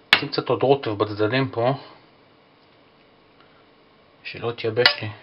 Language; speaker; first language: Hebrew; native; Hebrew